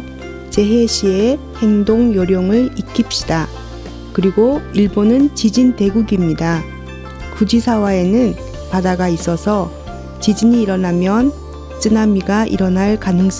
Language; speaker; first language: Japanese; non-native, fluent; Korean